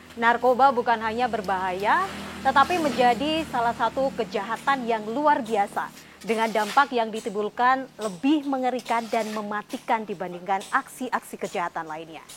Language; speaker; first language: Indonesian; native; Indonesian